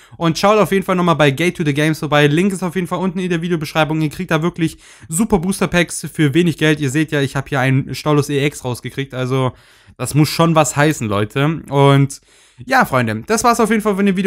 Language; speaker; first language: German; native; German